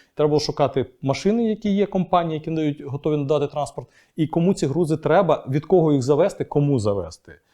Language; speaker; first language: Ukrainian; non-native, local second language; Russian